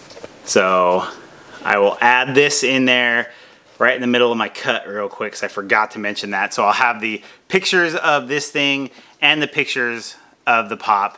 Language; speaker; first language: English; native; English